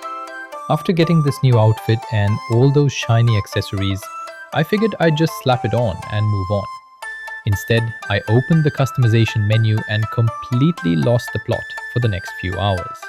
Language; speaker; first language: English; native; English